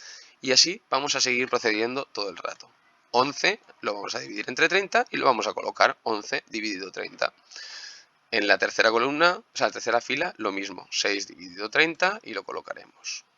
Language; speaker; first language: Spanish; native; Spanish